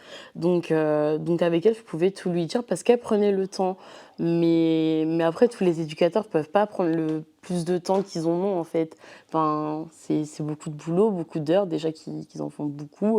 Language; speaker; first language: French; native; French